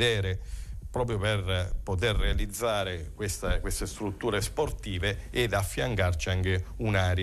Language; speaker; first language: Italian; native; Italian